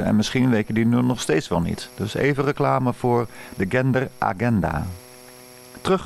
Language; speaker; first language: Dutch; native; Dutch